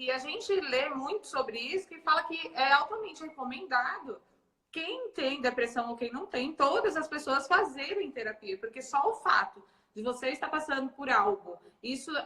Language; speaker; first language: Portuguese; native; Portuguese